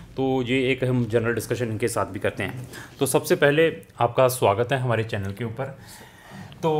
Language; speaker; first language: Hindi; native; Hindi